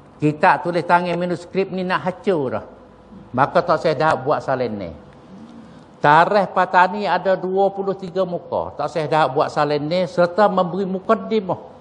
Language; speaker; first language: Malay; native; Malay